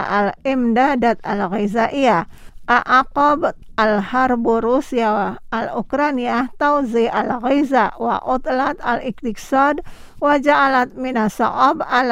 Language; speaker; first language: Arabic; non-native, learner; Indonesian